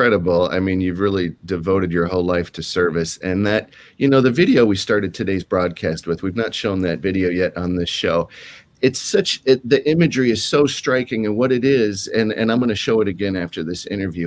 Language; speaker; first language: English; native; English